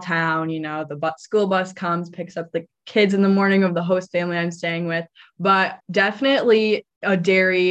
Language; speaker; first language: English; native; English